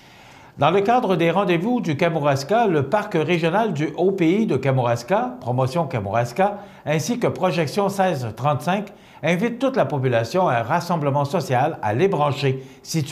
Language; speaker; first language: French; native; French